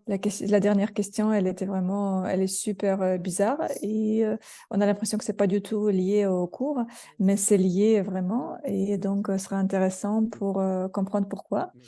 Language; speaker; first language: French; non-native, fluent; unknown